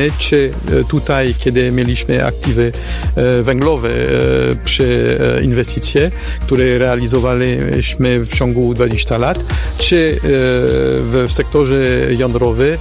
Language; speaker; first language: Polish; non-native, fluent; French